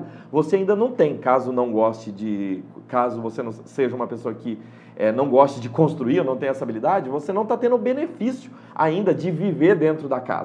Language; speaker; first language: Portuguese; native; Portuguese